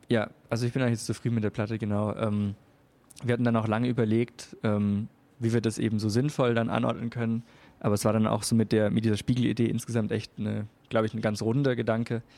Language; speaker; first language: German; native; German